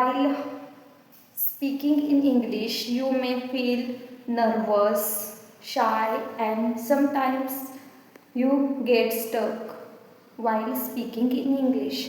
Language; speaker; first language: English; non-native, learner; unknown